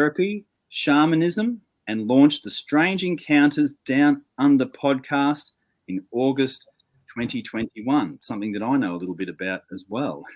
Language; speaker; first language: English; native; English